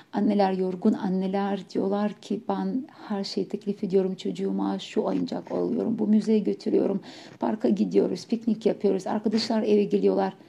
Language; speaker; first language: Turkish; non-native, fluent; Ukrainian